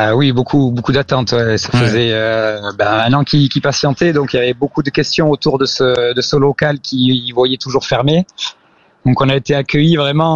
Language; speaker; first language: French; native; French